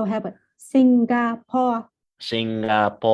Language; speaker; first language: English; non-native, fluent; Vietnamese